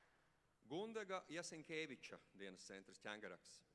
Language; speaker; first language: Latvian; native; Latvian